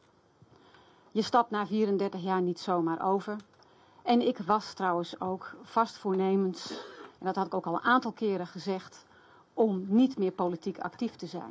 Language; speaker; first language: Dutch; native; Dutch